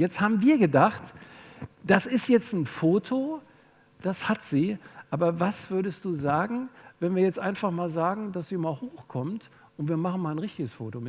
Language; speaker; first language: German; native; German